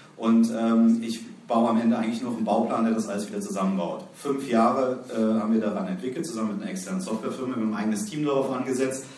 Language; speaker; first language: German; native; German